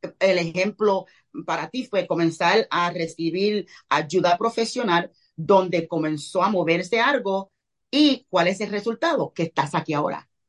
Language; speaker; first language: Spanish; early bilingual, heritage; Spanish